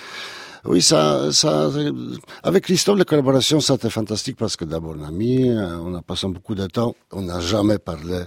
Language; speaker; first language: French; non-native, learner; Polish